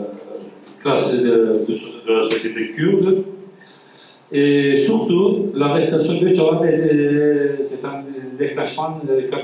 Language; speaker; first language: French; non-native, fluent; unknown